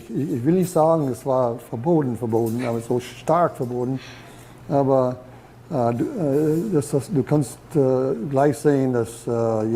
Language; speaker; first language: German; early bilingual, heritage; German